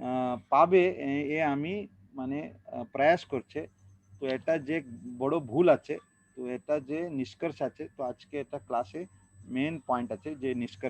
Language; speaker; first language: Bangla; non-native, learner; Hindi